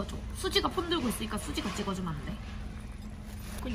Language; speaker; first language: Korean; native; Korean